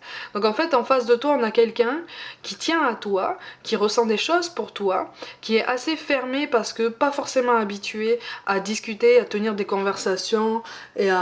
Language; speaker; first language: French; native; French